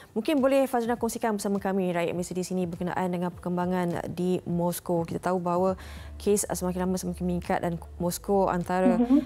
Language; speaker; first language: Malay; native; Malay